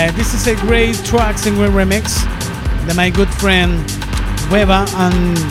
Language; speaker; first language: English; non-native, learner; Spanish